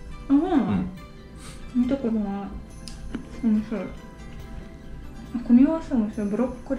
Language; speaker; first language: Japanese; non-native, fluent; Russian